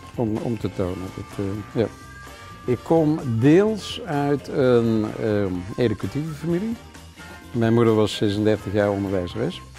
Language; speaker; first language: Dutch; native; Dutch